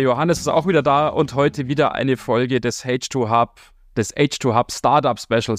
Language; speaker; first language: German; native; German